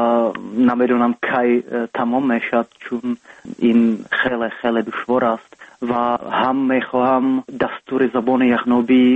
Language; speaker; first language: Persian; non-native, learner; Czech